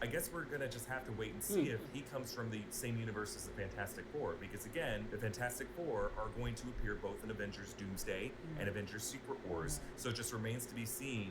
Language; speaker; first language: English; native; English